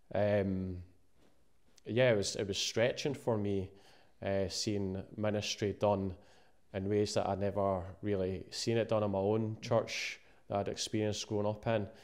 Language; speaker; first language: English; native; English